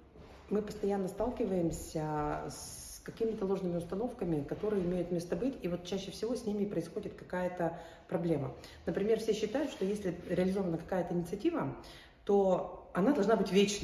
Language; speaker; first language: Russian; native; Russian